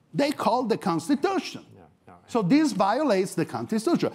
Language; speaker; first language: English; non-native, fluent; Italian